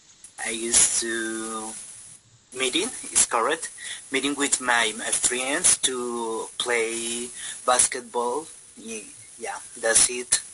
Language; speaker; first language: English; non-native, learner; Spanish